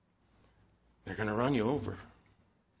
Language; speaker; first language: English; native; English